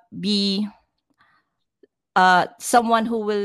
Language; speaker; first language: English; non-native, local second language; Filipino